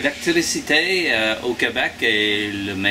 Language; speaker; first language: French; non-native, learner; English